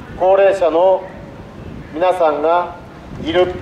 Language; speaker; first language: Japanese; native; Japanese